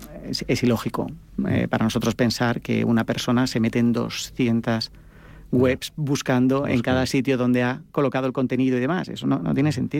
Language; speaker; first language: Spanish; native; Spanish